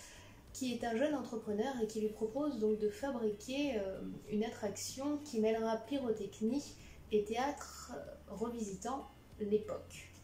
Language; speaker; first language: French; native; French